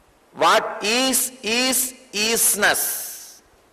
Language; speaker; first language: English; non-native, local second language; Tamil